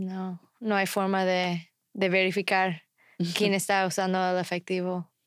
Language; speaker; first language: Spanish; non-native, fluent; English